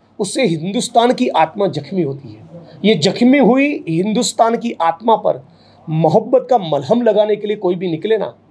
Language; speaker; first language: Hindi; non-native, local second language; Gujarati